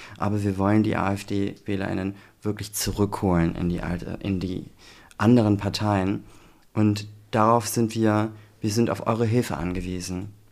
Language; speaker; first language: German; early bilingual, other home language; Turkish